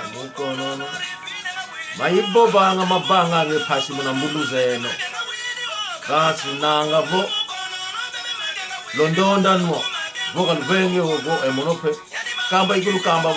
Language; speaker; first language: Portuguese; non-native, local second language; Kongo